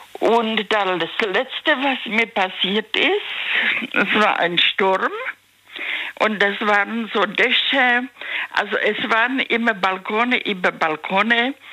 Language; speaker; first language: German; non-native, learner; Czech